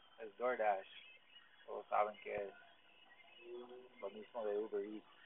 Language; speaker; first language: Spanish; non-native, learner; English